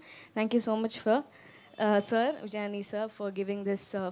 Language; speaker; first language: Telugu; non-native, learner; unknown